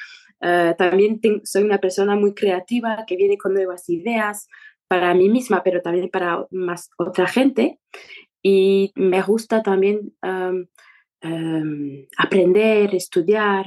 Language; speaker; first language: Spanish; non-native, fluent; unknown